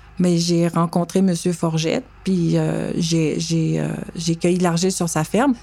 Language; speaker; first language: French; native; French